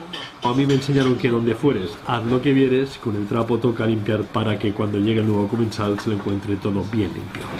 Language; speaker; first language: Spanish; native; Spanish